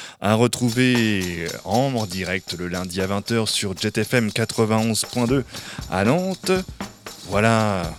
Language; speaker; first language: French; native; French